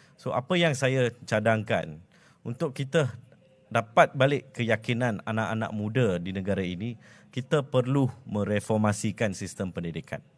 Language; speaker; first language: Malay; non-native, local second language; Tamil